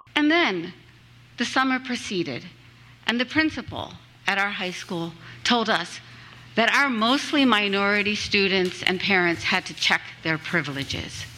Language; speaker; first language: English; early bilingual, other home language; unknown